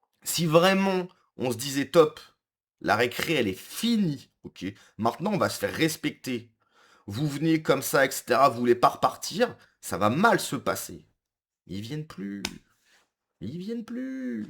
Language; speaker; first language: French; native; French